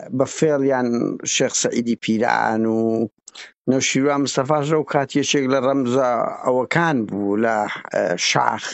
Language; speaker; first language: Central Kurdish; native; Central Kurdish